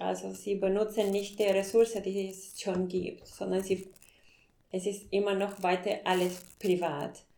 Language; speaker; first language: German; non-native, fluent; Spanish